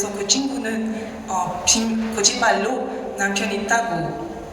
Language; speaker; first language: Korean; non-native, learner; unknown